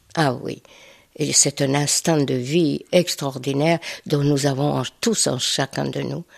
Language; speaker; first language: French; non-native, fluent; Hungarian